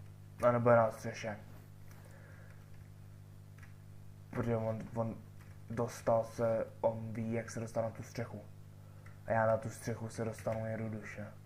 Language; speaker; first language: Czech; native; Czech